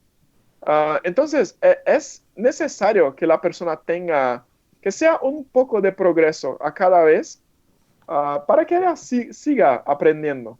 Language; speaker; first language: Spanish; non-native, fluent; Portuguese